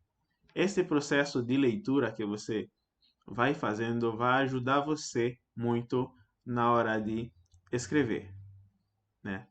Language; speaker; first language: Portuguese; non-native, fluent; French